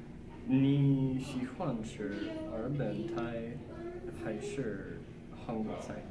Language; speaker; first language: Chinese; non-native, learner; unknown